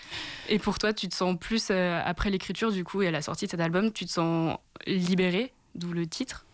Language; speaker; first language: French; native; French